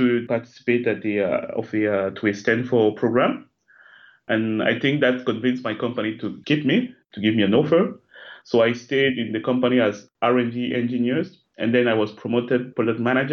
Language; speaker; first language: English; non-native, local second language; French